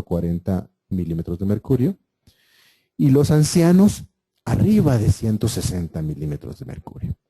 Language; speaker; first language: Spanish; native; Spanish